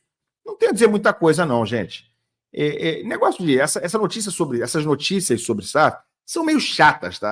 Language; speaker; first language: Portuguese; native; Portuguese